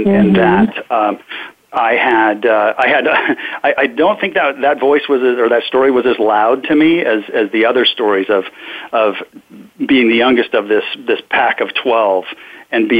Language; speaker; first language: English; native; English